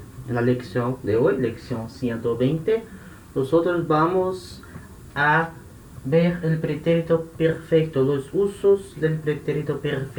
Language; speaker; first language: Spanish; non-native, fluent; Portuguese